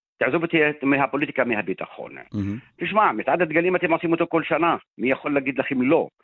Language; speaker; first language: Hebrew; non-native, local second language; Arabic